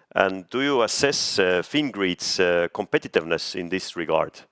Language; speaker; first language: English; non-native, fluent; Estonian